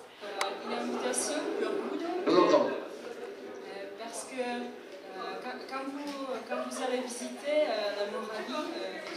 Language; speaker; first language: French; non-native, fluent; Czech